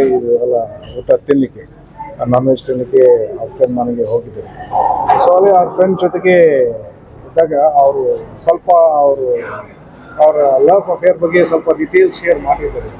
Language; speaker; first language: Kannada; non-native, local second language; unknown